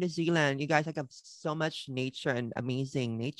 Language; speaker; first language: English; non-native, local second language; Filipino